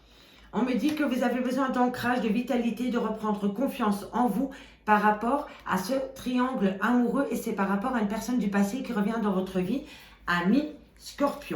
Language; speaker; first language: French; native; French